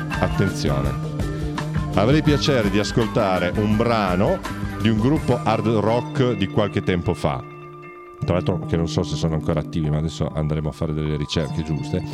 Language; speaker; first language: Italian; native; Italian